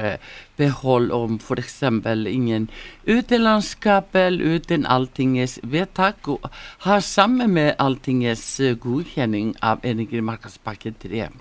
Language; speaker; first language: Norwegian; non-native, learner; Icelandic